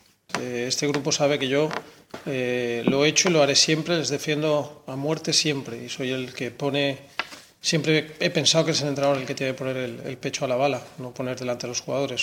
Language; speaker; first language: Spanish; native; Spanish